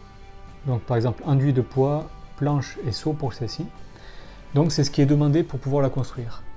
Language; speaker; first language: French; native; French